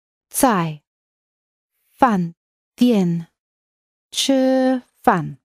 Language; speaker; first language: Chinese; non-native, learner; English